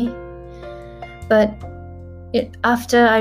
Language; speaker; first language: English; non-native, fluent; Japanese